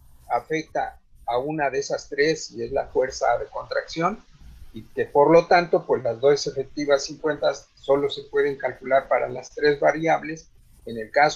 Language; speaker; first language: Spanish; native; Spanish